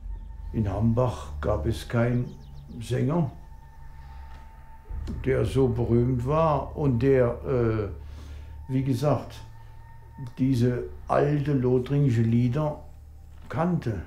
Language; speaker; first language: German; non-native, local second language; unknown